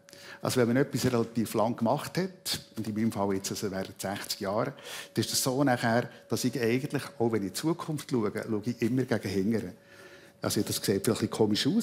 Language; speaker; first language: German; native; German